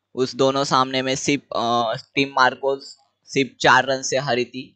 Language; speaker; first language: Hindi; non-native, local second language; Marathi